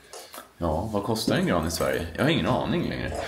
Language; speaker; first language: Swedish; native; Swedish